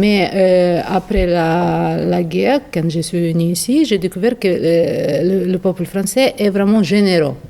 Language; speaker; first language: French; non-native, fluent; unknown